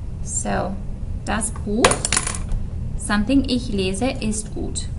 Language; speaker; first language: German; non-native, fluent; English